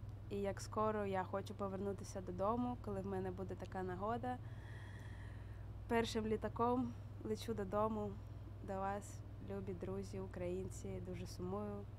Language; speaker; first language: Ukrainian; non-native, local second language; Russian